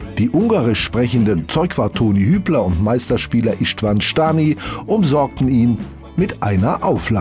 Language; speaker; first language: German; native; German